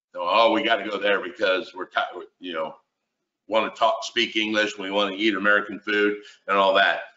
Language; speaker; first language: English; native; English